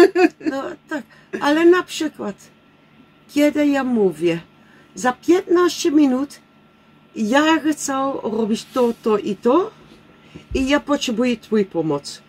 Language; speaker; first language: Polish; non-native, learner; Dutch